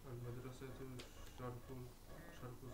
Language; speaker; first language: Arabic; non-native, learner; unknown